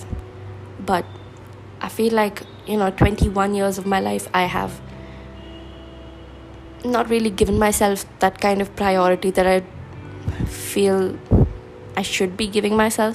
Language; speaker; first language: English; non-native, local second language; Hindi